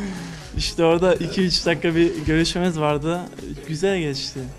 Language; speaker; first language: Turkish; early bilingual, other home language; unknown